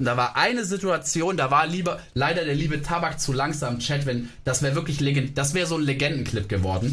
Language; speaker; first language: German; native; German